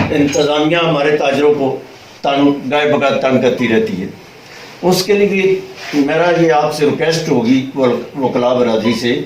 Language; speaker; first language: Urdu; non-native, local second language; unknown